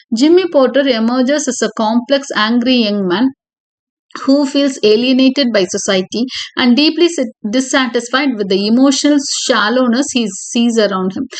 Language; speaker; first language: English; non-native, local second language; Tamil